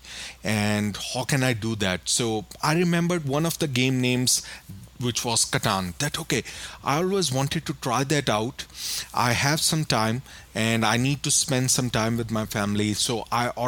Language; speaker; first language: English; non-native, local second language; Urdu